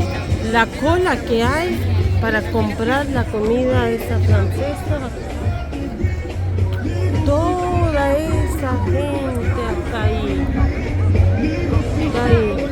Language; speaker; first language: Spanish; non-native, fluent; Russian